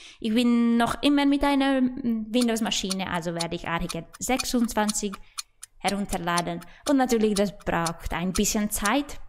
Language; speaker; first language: German; non-native, fluent; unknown